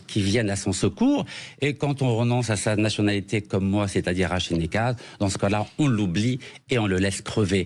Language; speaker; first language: French; native; French